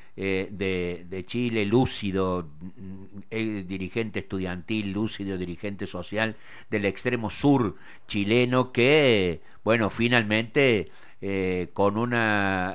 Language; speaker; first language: Spanish; native; Spanish